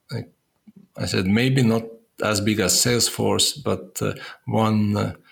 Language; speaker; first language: English; non-native, fluent; Estonian